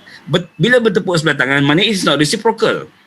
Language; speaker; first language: Malay; native; Malay